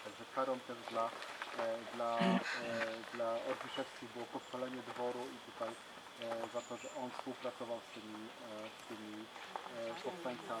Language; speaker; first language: Polish; native; Polish